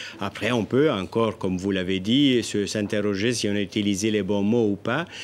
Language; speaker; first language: French; non-native, local second language; Italian